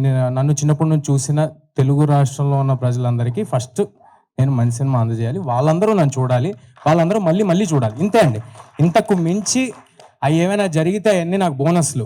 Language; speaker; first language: Telugu; native; Telugu